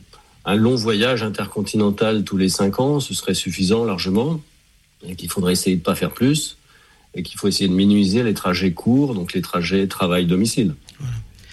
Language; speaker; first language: French; native; French